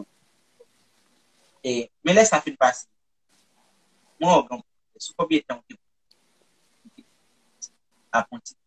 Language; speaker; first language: French; non-native, local second language; Haitian Creole